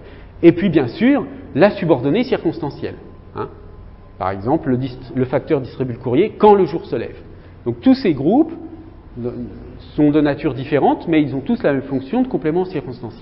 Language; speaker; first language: French; native; French